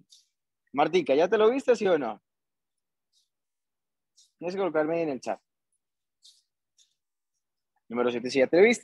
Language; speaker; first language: Spanish; native; Spanish